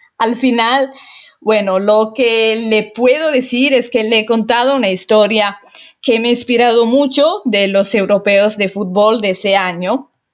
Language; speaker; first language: Spanish; non-native, fluent; Italian